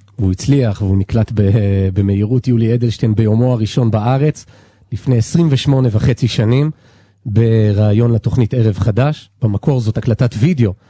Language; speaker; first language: Hebrew; native; Hebrew